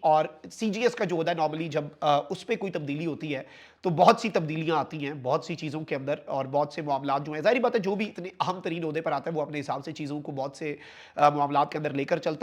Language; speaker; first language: Urdu; native; Urdu